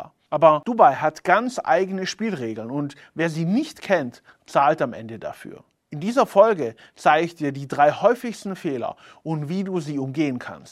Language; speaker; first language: German; native; German